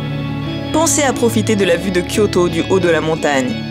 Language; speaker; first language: French; native; French